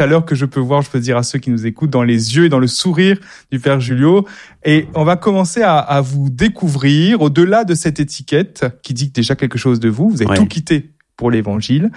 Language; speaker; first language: French; native; French